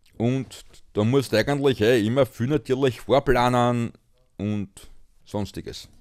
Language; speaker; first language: German; native; German